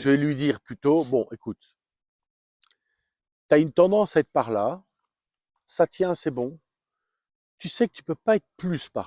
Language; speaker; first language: French; native; French